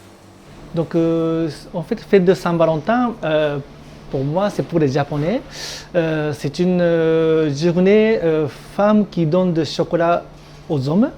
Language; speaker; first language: French; non-native, learner; Japanese